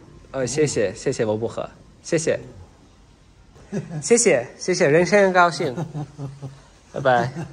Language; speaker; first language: Chinese; non-native, learner; Turkish